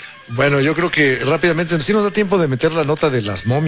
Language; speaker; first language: Spanish; native; Spanish